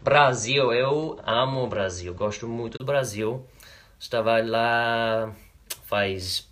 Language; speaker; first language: Portuguese; non-native, learner; English